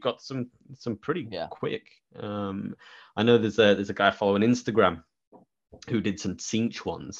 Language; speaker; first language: English; native; English